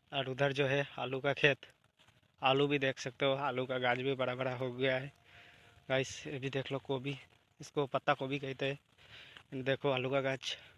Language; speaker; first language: Hindi; native; Hindi